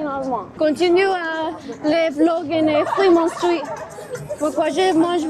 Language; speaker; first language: French; non-native, learner; English